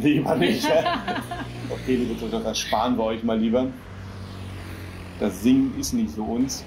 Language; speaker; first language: German; native; German